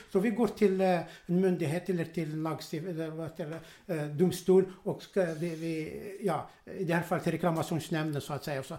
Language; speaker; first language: Swedish; non-native, fluent; Arabic